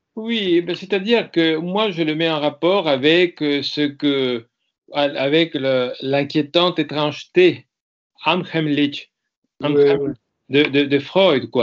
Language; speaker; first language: French; non-native, fluent; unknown